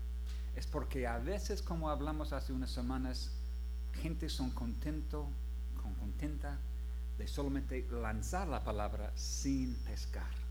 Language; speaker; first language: Spanish; non-native, fluent; English